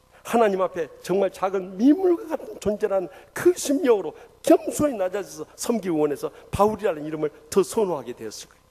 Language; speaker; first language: Korean; native; Korean